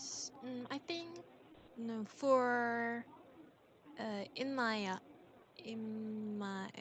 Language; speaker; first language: English; non-native, learner; Korean